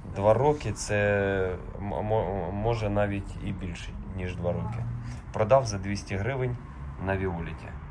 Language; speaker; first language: Ukrainian; native; Ukrainian